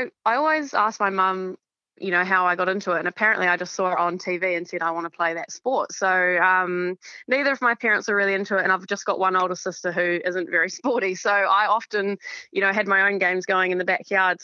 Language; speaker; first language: English; native; English